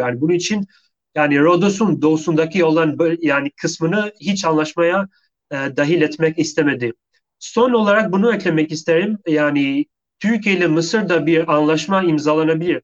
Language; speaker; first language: Turkish; non-native, fluent; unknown